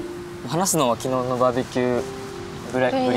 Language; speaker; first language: Japanese; native; Japanese